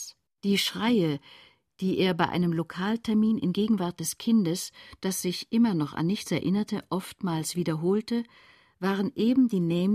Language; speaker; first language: German; native; German